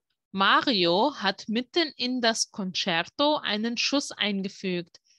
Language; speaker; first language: German; native; German